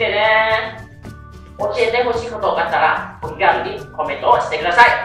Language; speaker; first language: Japanese; non-native, fluent; Thai